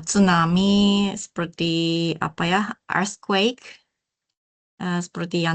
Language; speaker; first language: Indonesian; non-native, learner; Japanese